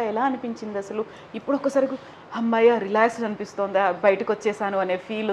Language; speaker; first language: Telugu; native; Telugu